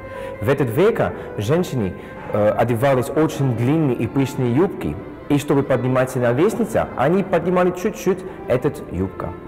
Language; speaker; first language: Russian; non-native, fluent; Dutch